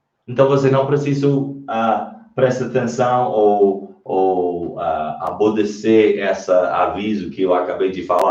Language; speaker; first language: Portuguese; non-native, fluent; English